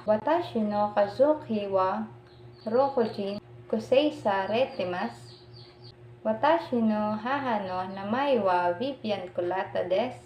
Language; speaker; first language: Japanese; non-native, learner; Filipino